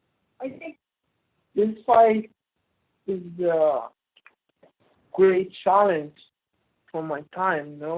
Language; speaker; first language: English; non-native, learner; Portuguese